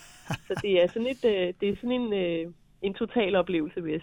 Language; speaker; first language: Danish; native; Danish